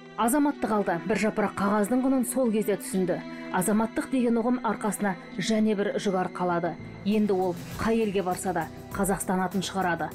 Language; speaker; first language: Kazakh; native; Kazakh